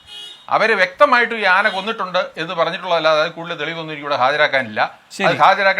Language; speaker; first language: Malayalam; native; Malayalam